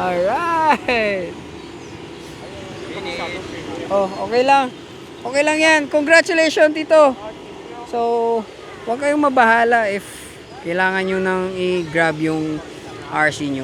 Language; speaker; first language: Filipino; native; Filipino